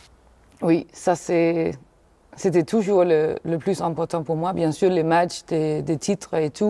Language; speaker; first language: French; non-native, fluent; Danish